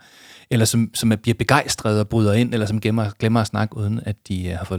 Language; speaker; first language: Danish; native; Danish